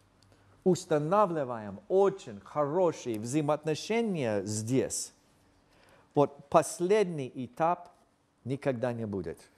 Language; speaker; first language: Russian; non-native, fluent; English